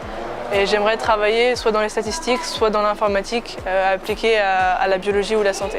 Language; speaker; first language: French; native; French